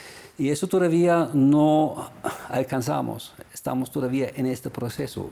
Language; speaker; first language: Spanish; non-native, fluent; German